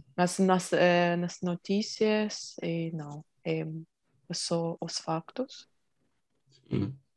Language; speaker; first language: Portuguese; non-native, learner; Ukrainian